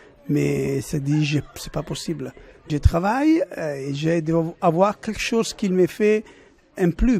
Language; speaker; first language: French; non-native, learner; Italian